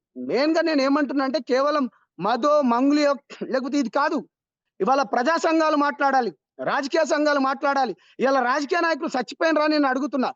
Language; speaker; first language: Telugu; non-native, local second language; Lambadi